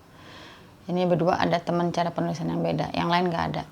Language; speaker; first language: Indonesian; native; Indonesian